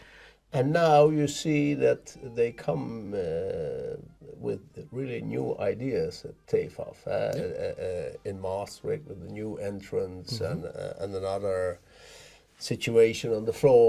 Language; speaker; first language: English; non-native, fluent; Dutch